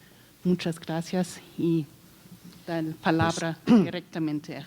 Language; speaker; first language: Spanish; non-native, learner; German